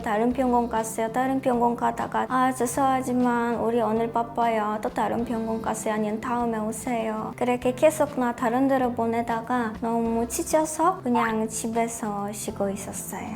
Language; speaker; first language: Korean; non-native, learner; Polish